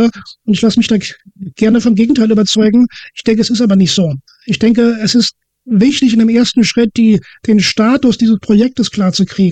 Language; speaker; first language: German; native; German